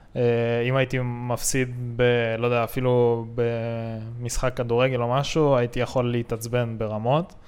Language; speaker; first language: Hebrew; native; Hebrew